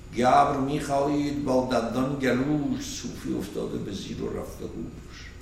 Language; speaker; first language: Persian; native; Persian